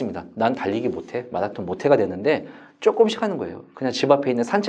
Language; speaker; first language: Korean; native; Korean